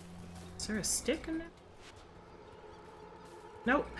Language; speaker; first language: English; native; English